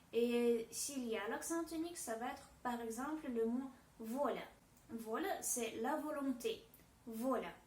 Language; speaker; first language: French; non-native, fluent; Russian